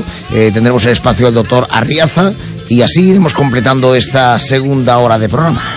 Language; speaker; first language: Spanish; native; Spanish